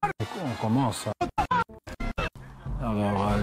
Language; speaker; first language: French; non-native, local second language; Dutch